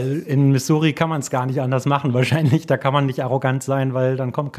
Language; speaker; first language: German; native; German